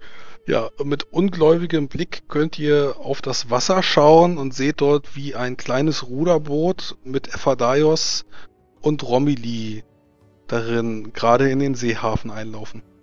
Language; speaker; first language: German; native; German